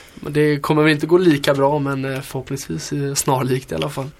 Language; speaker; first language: Swedish; native; Swedish